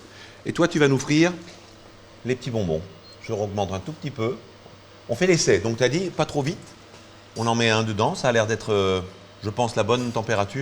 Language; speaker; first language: French; native; French